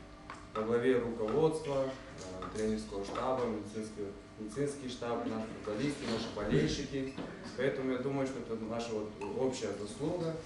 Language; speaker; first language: Russian; native; Russian